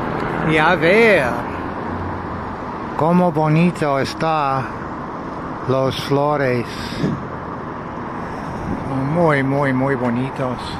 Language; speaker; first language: Spanish; non-native, learner; English